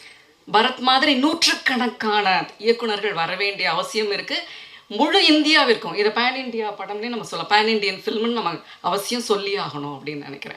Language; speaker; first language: Tamil; native; Tamil